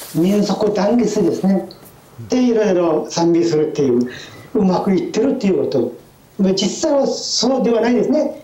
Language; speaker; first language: Japanese; non-native, fluent; Mongolian